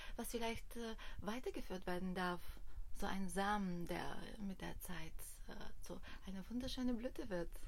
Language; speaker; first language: German; non-native, fluent; Bulgarian